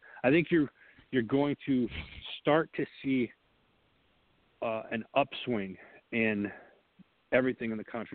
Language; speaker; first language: English; native; English